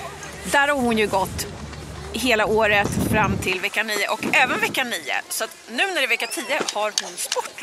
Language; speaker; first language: Swedish; native; Swedish